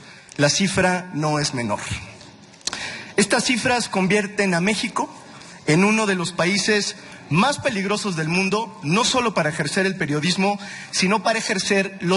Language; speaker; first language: Spanish; native; Spanish